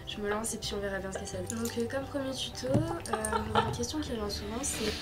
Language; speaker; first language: French; native; French